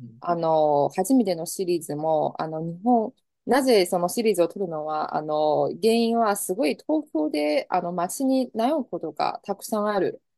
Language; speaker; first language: Japanese; non-native, fluent; Chinese